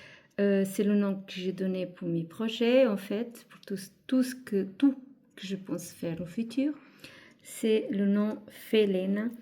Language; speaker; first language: French; non-native, fluent; Portuguese